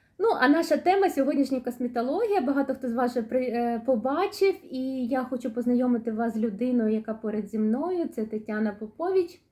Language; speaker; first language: Ukrainian; native; Ukrainian